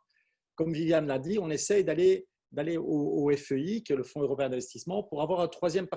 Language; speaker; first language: French; native; French